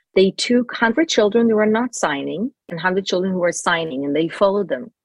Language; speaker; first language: English; non-native, fluent; Hebrew